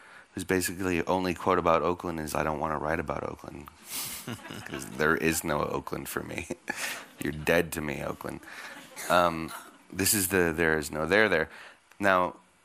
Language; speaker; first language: English; native; English